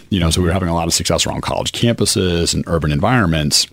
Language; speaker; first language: English; native; English